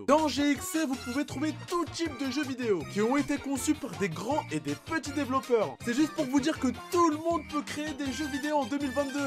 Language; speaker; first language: French; native; French